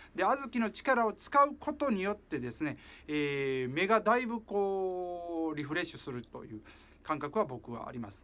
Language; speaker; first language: Japanese; native; Japanese